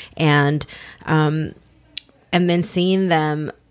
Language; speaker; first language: English; early bilingual, other home language; Spanish